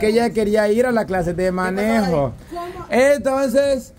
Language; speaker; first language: Spanish; native; Spanish